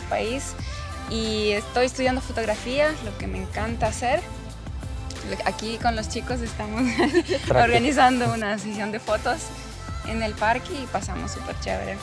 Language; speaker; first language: Spanish; non-native, fluent; Ukrainian